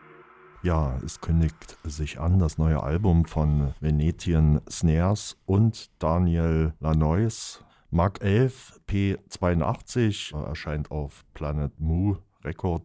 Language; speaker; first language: German; native; German